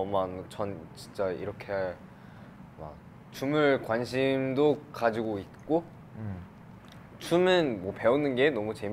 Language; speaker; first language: Korean; non-native, fluent; English